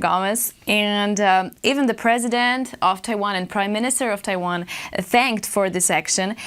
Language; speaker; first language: English; non-native, fluent; Polish